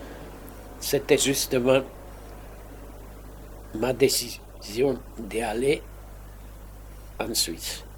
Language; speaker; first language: French; non-native, fluent; Spanish